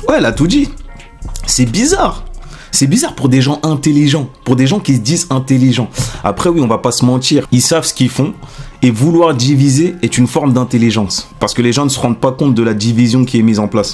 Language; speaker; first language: French; native; French